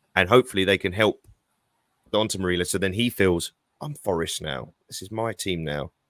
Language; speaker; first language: English; native; English